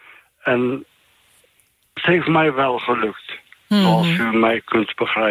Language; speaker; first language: Dutch; non-native, fluent; Turkish